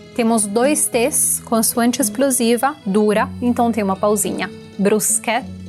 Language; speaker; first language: Portuguese; non-native, fluent; Italian